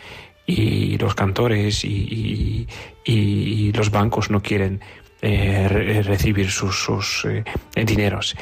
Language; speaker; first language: Spanish; non-native, fluent; Polish